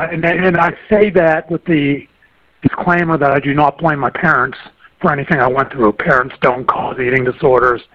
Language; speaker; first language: English; native; English